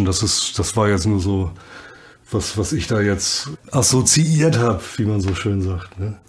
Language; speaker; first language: German; native; German